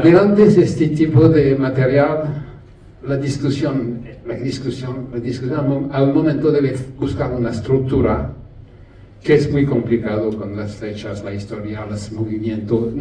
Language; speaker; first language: Spanish; non-native, learner; French